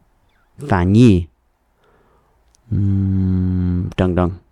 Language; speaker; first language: Chinese; non-native, learner; English